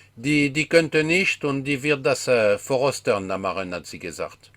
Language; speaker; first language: German; non-native, fluent; French